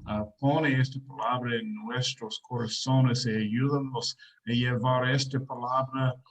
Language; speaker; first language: Spanish; non-native, learner; English